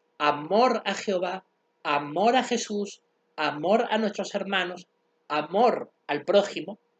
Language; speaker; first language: Spanish; native; Spanish